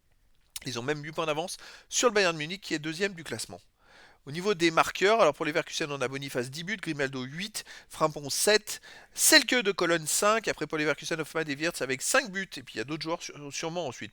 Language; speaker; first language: French; native; French